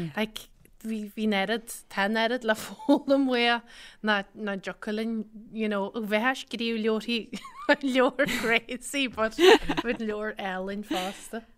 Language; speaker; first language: Irish; native; Irish